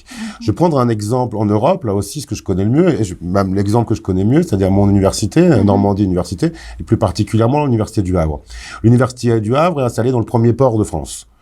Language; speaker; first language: French; native; French